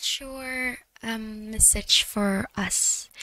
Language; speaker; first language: English; non-native, learner; Indonesian